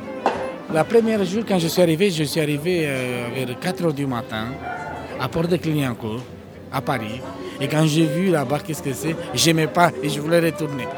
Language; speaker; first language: French; non-native, learner; Romanian